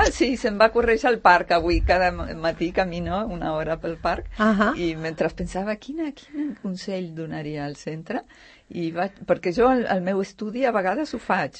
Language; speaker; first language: Catalan; non-native, fluent; Spanish